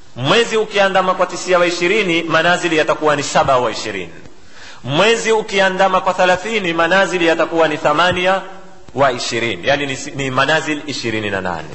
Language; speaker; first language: Swahili; native; Swahili